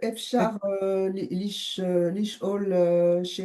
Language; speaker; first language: Hebrew; non-native, learner; French